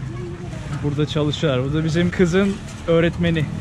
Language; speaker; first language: Turkish; native; Turkish